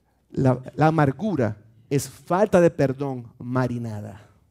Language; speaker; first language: Spanish; native; Spanish